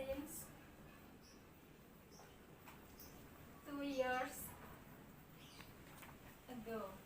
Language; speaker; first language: English; non-native, learner; Indonesian